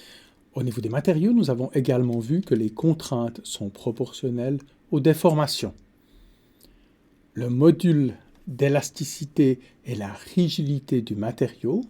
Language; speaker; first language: French; native; French